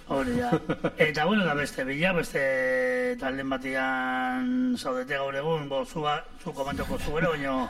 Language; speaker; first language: Basque; native; Basque